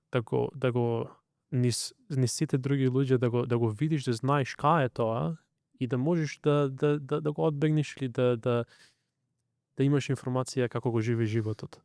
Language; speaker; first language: Macedonian; early bilingual, heritage; Macedonian